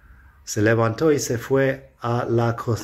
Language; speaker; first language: Spanish; non-native, fluent; English